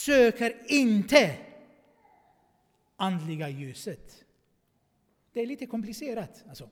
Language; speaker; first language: Swedish; non-native, fluent; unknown